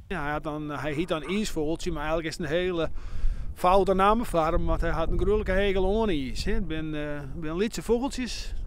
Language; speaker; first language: Dutch; non-native, local second language; Western Frisian